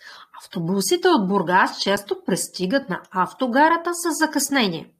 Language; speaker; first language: Bulgarian; non-native, fluent; Russian